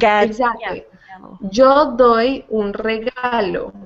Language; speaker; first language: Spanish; non-native, fluent; English